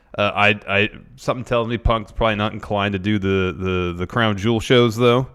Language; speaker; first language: English; native; English